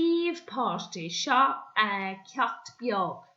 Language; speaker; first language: Irish; non-native, local second language; English